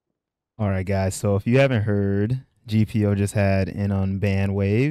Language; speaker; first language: English; native; English